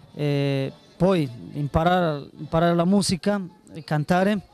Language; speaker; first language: Italian; non-native, learner; Spanish